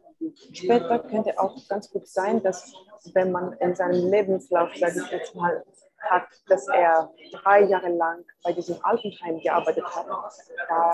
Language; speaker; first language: German; non-native, fluent; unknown